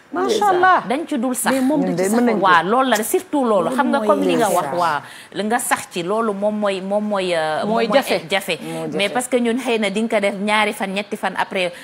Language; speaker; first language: Wolof; native; Wolof